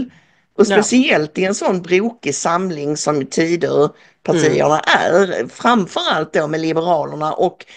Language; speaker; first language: Swedish; native; Swedish